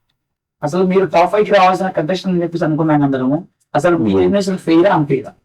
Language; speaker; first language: Telugu; native; Telugu